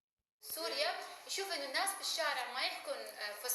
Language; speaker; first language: Arabic; non-native, fluent; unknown